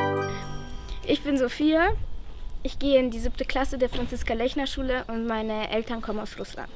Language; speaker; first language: German; early bilingual, other home language; Russian